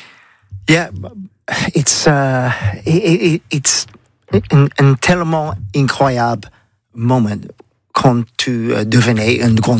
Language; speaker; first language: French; non-native, learner; English